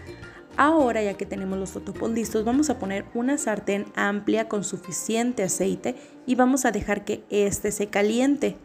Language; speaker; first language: Spanish; native; Spanish